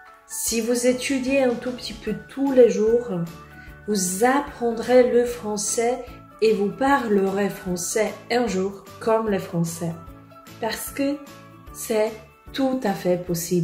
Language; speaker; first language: French; non-native, fluent; Polish